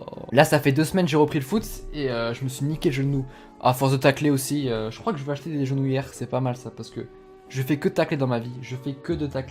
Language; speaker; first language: French; native; French